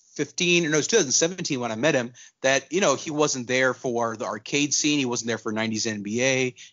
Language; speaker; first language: English; non-native, local second language; Urdu